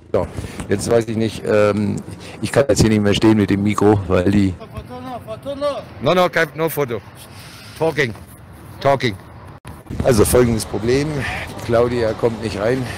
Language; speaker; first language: German; native; German